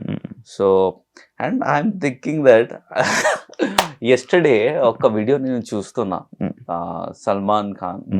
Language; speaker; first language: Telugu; non-native, learner; Hindi